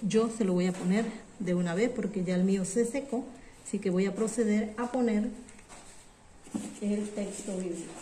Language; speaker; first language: Spanish; native; Spanish